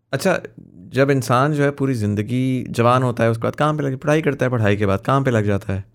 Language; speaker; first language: Urdu; native; Urdu